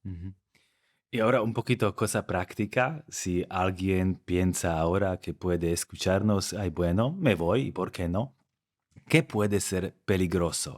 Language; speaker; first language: Spanish; non-native, fluent; Slovak